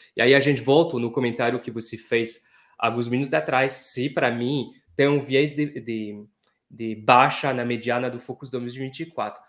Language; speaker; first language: Portuguese; non-native, fluent; French